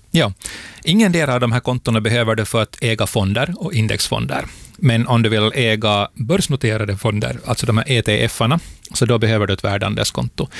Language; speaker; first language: Swedish; native; Swedish